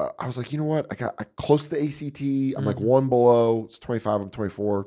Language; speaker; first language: English; native; English